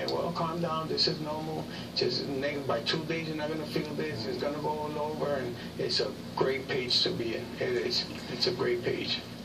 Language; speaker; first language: English; early bilingual, other home language; Spanish